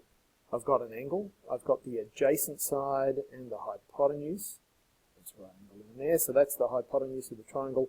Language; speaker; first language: English; native; English